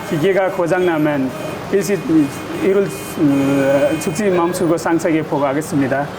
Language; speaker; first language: Korean; non-native, learner; Nepali